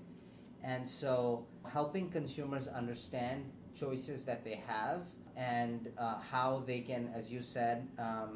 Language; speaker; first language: English; non-native, local second language; Urdu